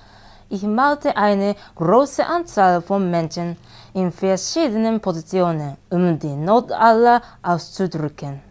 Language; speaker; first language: German; non-native, learner; Japanese